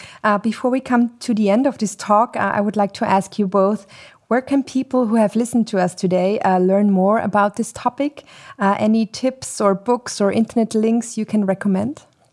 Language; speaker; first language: English; non-native, fluent; German